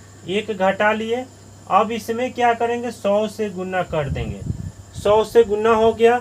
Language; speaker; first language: Hindi; native; Hindi